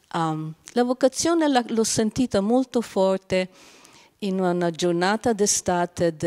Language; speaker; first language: Italian; non-native, fluent; Slovenian